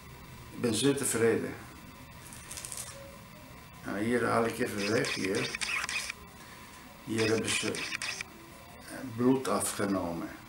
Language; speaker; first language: Dutch; non-native, fluent; Italian